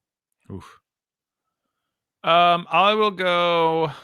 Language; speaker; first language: English; native; English